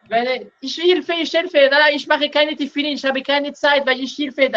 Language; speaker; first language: German; non-native, learner; Hebrew